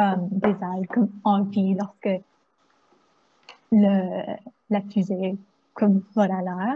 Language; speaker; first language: French; non-native, learner; English